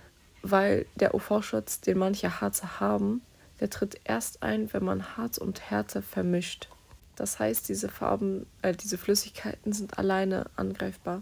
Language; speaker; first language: German; native; German